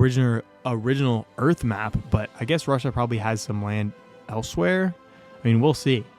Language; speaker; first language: English; native; English